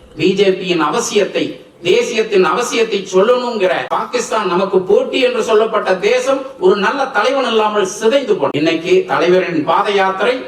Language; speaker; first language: Tamil; non-native, local second language; Telugu